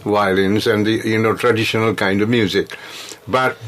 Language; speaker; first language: English; non-native, local second language; Sinhala